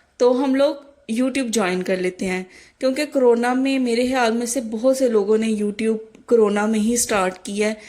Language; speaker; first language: Urdu; native; Urdu